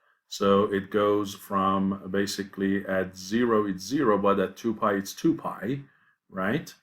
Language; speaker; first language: English; non-native, fluent; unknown